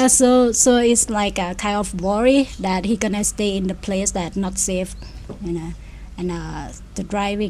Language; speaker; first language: English; non-native, fluent; Thai